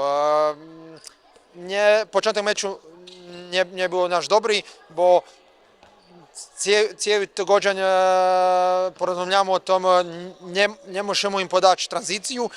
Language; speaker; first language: Polish; non-native, learner; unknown